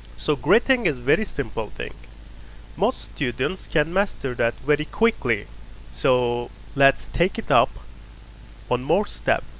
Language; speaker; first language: English; non-native, fluent; Turkish